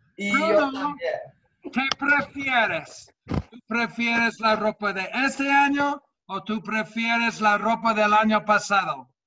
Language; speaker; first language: Spanish; non-native, fluent; English